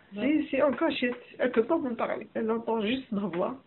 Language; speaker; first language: French; non-native, learner; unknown